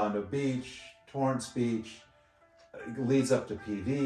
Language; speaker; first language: English; native; English